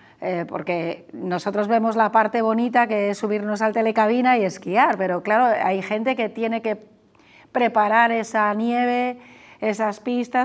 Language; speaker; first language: Spanish; native; Spanish